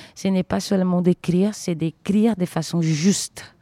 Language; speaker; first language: French; non-native, fluent; Portuguese